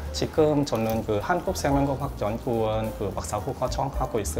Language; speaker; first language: Korean; non-native, learner; Vietnamese